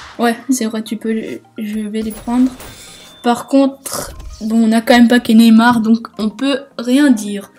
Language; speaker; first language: French; native; French